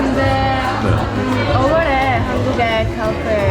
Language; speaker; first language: Korean; non-native, learner; Czech